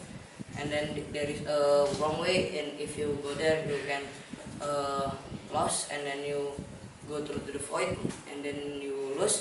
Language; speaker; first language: English; non-native, learner; Indonesian